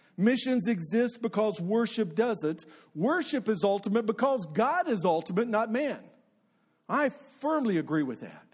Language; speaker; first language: English; native; English